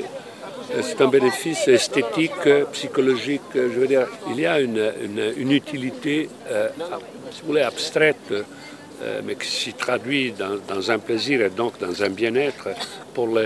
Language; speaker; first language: French; non-native, fluent; Italian